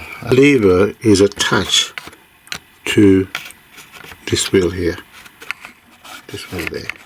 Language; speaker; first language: English; native; English